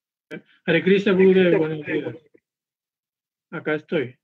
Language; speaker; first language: Spanish; native; Spanish